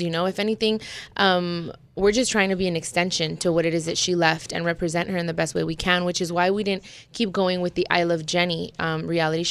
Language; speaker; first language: English; early bilingual, other home language; Spanish